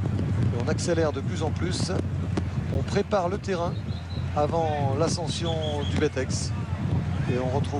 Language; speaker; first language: French; native; French